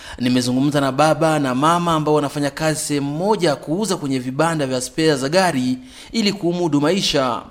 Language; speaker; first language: Swahili; non-native, local second language; Rundi